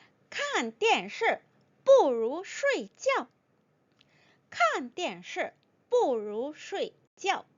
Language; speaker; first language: Chinese; non-native, fluent; Korean